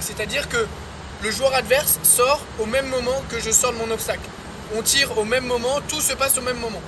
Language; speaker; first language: French; native; French